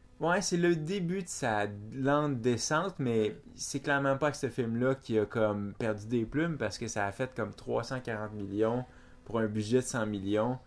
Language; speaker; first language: French; native; French